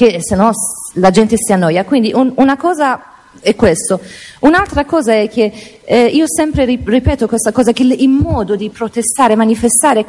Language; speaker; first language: Italian; non-native, fluent; Persian